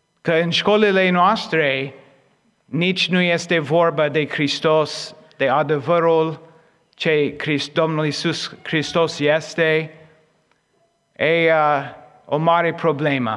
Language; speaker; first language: Romanian; non-native, fluent; English